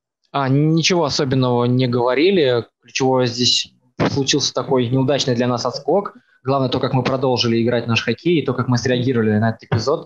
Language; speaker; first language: Russian; native; Russian